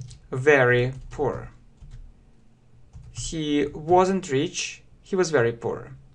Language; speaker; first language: English; non-native, fluent; Russian